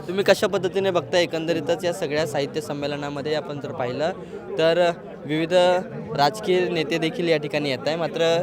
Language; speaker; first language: Marathi; native; Marathi